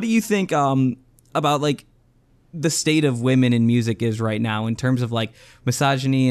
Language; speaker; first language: English; native; English